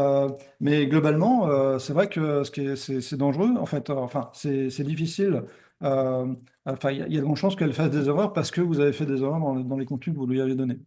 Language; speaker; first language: French; native; French